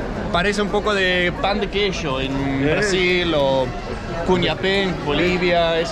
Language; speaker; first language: Spanish; non-native, fluent; Danish